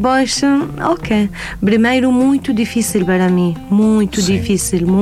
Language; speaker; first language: Portuguese; non-native, learner; Arabic